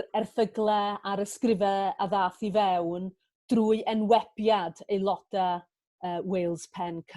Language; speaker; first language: Welsh; native; Welsh